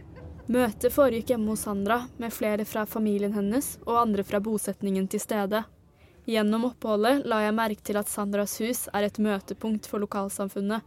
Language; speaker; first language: Norwegian; native; Norwegian